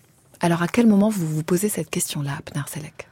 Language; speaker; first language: French; native; French